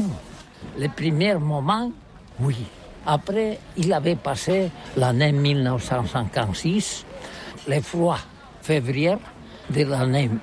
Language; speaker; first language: French; non-native, learner; Catalan